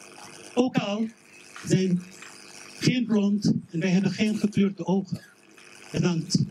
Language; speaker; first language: Dutch; non-native, learner; Arabic